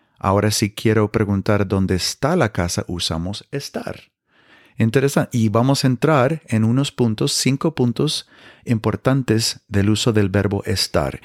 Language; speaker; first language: Spanish; non-native, fluent; English